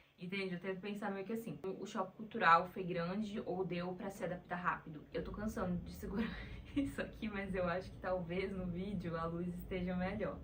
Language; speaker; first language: Portuguese; native; Portuguese